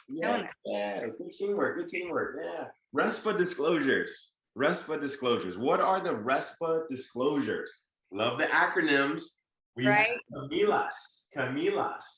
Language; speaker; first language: English; native; English